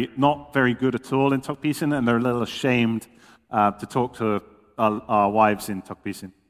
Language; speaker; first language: Dutch; non-native, fluent; English